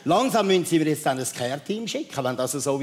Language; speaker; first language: German; native; German